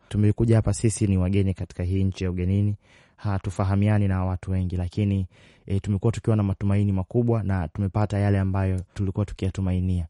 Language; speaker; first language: Swahili; native; Swahili